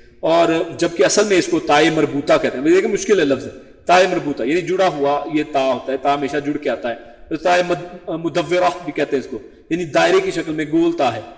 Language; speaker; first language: Urdu; native; Urdu